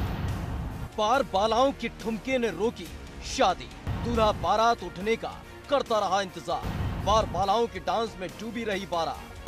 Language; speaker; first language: Hindi; native; Hindi